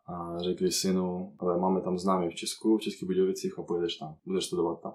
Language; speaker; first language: Czech; non-native, fluent; Russian